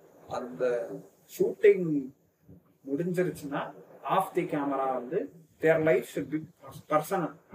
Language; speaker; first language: English; non-native, local second language; Tamil